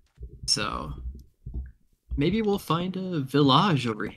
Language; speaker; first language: English; native; English